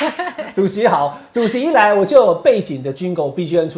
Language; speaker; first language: Chinese; native; Chinese